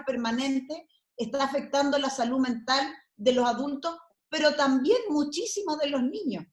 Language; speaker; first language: Spanish; native; Spanish